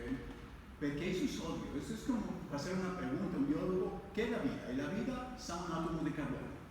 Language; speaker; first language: Portuguese; non-native, fluent; Spanish